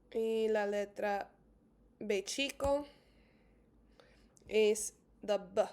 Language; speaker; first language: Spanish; non-native, fluent; English